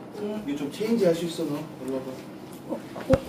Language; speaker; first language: Korean; native; Korean